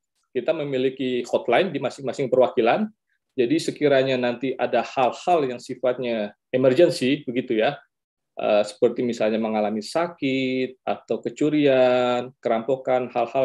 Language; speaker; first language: Indonesian; native; Indonesian